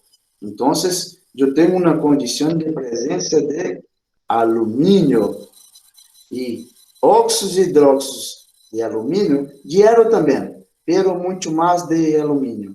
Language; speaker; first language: Spanish; non-native, fluent; Portuguese